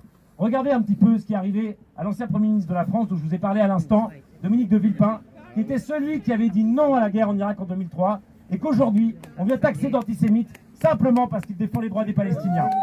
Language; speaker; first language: French; native; French